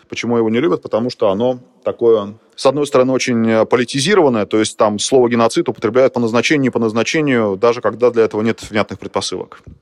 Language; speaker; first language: Russian; native; Russian